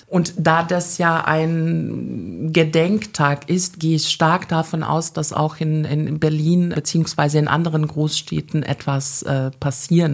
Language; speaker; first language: German; early bilingual, other home language; Bosnian